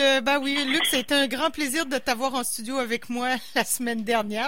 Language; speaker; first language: French; native; French